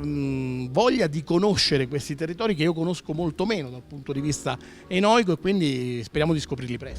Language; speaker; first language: Italian; native; Italian